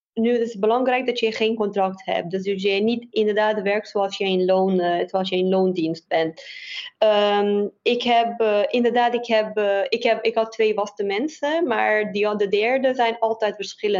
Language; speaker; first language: Dutch; non-native, fluent; Romanian